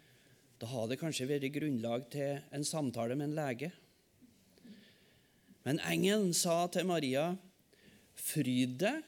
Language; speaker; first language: Norwegian; native; Norwegian